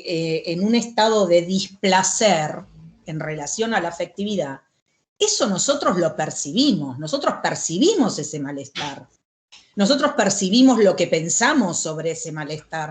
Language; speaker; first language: Spanish; native; Spanish